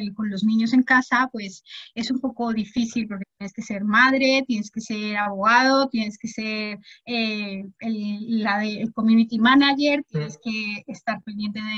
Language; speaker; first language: Spanish; native; Spanish